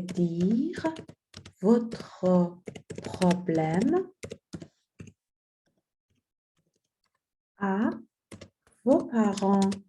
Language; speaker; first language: French; non-native, fluent; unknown